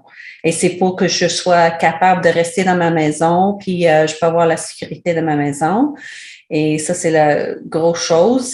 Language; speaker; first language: French; non-native, learner; English